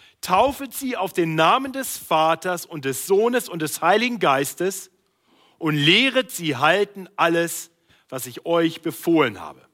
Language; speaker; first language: German; native; German